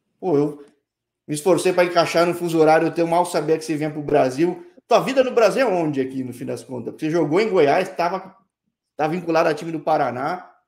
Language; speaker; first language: Portuguese; native; Portuguese